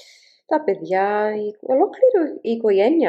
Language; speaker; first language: Greek; early bilingual, heritage; Greek